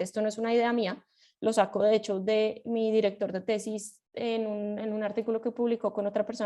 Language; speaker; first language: Spanish; native; Spanish